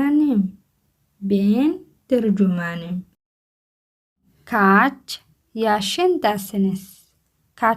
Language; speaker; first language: Turkish; non-native, learner; Somali